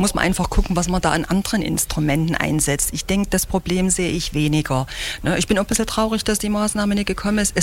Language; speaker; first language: German; native; German